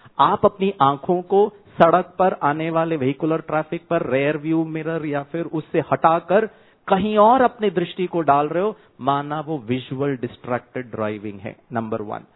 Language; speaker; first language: Hindi; non-native, local second language; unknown